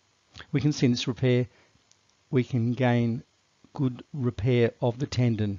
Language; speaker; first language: English; native; English